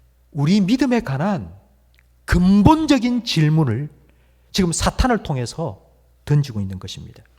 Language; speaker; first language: Korean; native; Korean